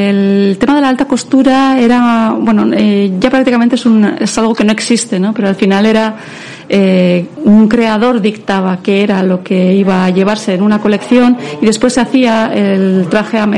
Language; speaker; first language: Spanish; native; Spanish